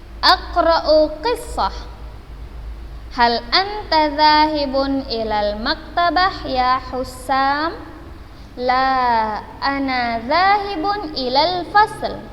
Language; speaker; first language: Arabic; non-native, fluent; Indonesian